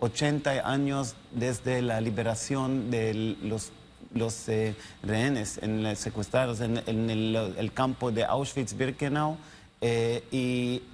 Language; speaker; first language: Spanish; non-native, learner; Hebrew